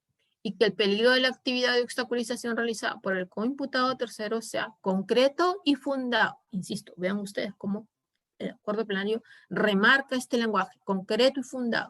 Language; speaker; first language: Spanish; native; Spanish